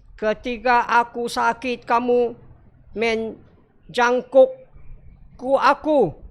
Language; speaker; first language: Malay; non-native, local second language; Chinese